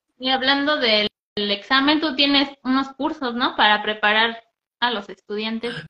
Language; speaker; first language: Spanish; native; Spanish